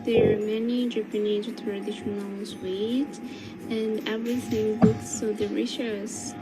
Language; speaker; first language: English; non-native, learner; Japanese